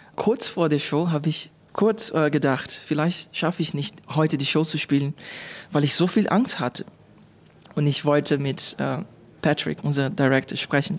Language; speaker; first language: German; non-native, fluent; Portuguese